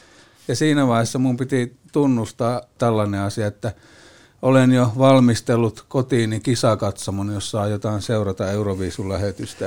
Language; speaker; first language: Finnish; native; Finnish